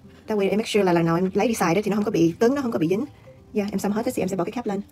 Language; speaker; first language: Vietnamese; early bilingual, heritage; Vietnamese